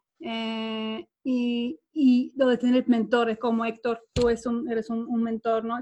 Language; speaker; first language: Spanish; non-native, fluent; Swedish